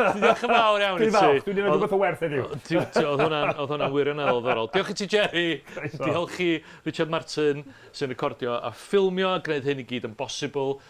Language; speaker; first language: Welsh; native; Welsh